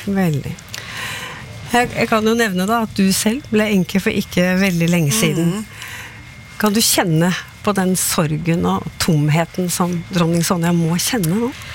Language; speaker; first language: Norwegian; native; Norwegian